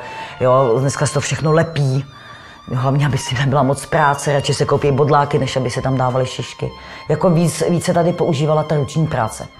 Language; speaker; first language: Czech; native; Czech